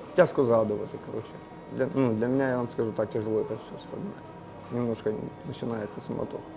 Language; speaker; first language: Ukrainian; non-native, local second language; Russian